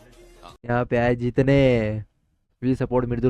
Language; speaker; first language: Hindi; native; Hindi